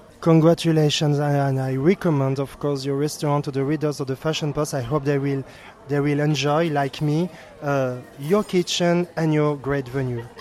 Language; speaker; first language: English; non-native, fluent; French